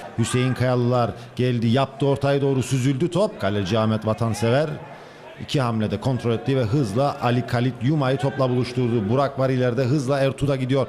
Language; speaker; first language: Turkish; native; Turkish